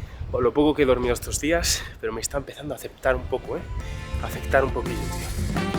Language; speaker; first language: Spanish; native; Spanish